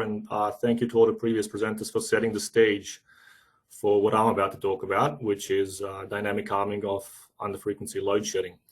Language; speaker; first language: English; native; English